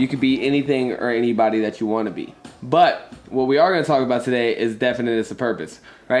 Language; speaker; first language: English; native; English